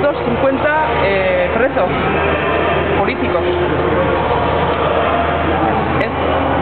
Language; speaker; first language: Spanish; non-native, learner; French